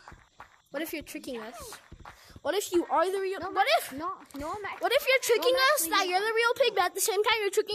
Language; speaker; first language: English; native; English